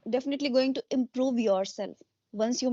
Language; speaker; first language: English; non-native, local second language; Hindi